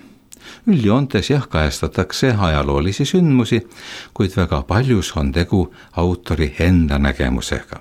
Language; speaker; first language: Estonian; native; Estonian